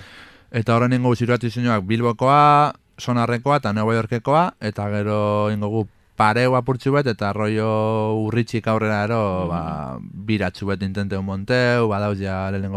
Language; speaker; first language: Basque; native; Basque